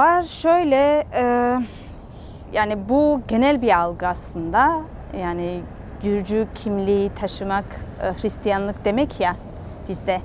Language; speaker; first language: Turkish; non-native, fluent; Georgian